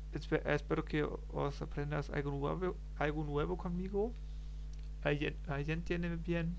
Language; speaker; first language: Spanish; non-native, learner; German